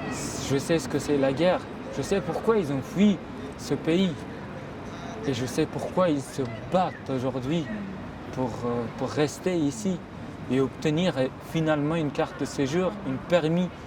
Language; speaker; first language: French; non-native, fluent; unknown